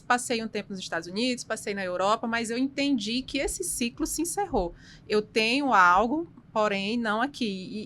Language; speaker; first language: Portuguese; native; Portuguese